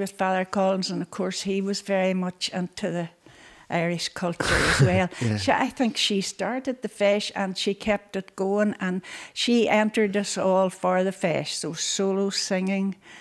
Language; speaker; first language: English; native; English